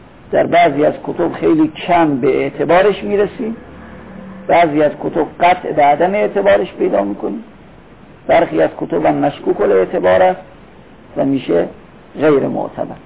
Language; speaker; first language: Persian; native; Persian